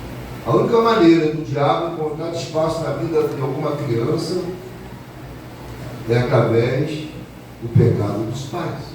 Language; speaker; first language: Portuguese; native; Portuguese